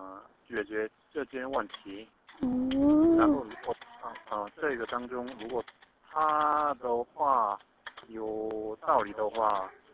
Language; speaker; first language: Chinese; non-native, fluent; Korean